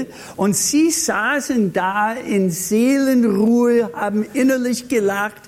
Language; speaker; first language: German; non-native, fluent; English